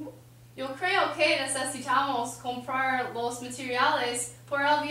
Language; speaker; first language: Spanish; non-native, learner; English